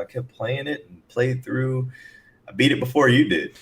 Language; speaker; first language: English; native; English